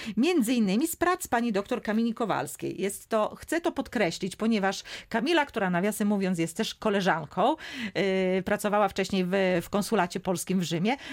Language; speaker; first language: Polish; native; Polish